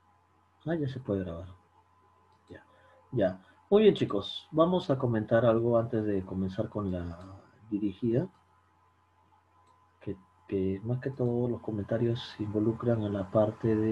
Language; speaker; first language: Spanish; native; Spanish